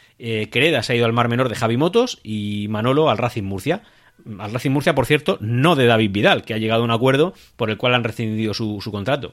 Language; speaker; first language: Spanish; native; Spanish